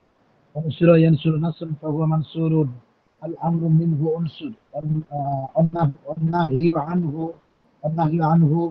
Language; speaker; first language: Arabic; non-native, learner; Bangla